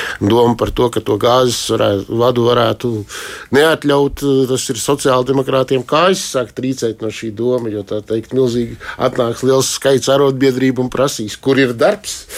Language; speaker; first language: Latvian; native; Latvian